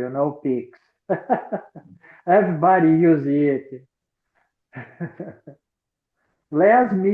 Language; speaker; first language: English; non-native, learner; Portuguese